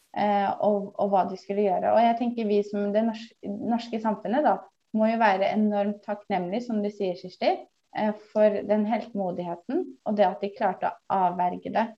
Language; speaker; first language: Norwegian; early bilingual, other home language; Somali